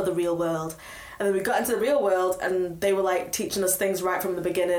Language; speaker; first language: English; native; English